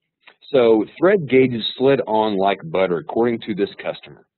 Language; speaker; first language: English; native; English